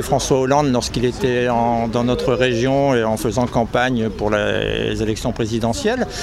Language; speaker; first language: French; native; French